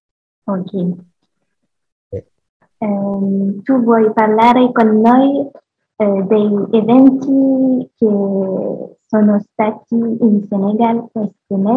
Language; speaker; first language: Italian; non-native, learner; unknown